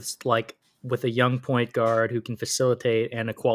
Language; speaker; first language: English; native; English